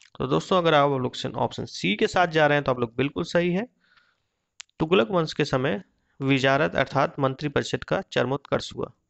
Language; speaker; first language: Hindi; native; Hindi